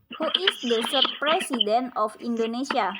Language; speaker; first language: English; non-native, learner; Indonesian